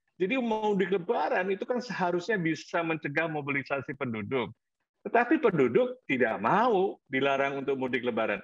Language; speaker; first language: Indonesian; native; Indonesian